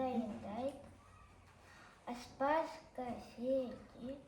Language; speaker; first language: Kazakh; non-native, local second language; Russian